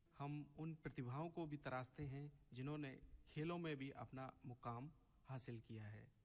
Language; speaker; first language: Hindi; native; Hindi